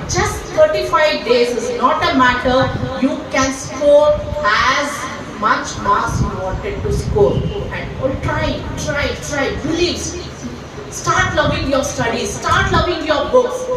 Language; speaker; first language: English; non-native, local second language; Kannada